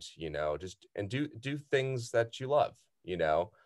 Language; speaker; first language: English; native; English